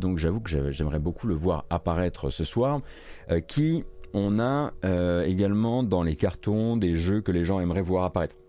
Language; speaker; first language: French; native; French